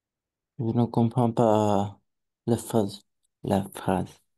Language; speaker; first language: French; non-native, learner; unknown